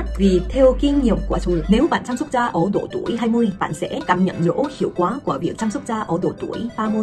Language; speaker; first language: Vietnamese; non-native, fluent; Korean